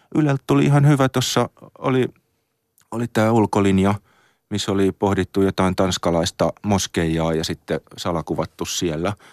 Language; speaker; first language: Finnish; native; Finnish